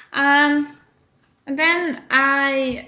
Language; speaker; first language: English; non-native, learner; Russian